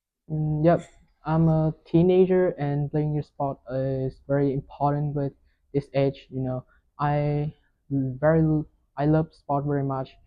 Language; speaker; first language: English; non-native, learner; Vietnamese